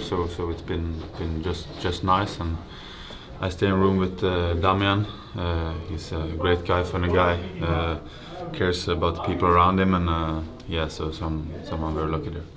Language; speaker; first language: English; non-native, fluent; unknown